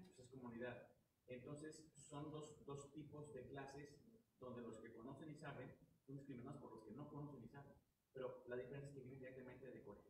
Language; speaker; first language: Spanish; native; Spanish